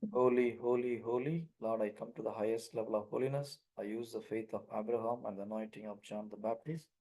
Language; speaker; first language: English; non-native, local second language; Tamil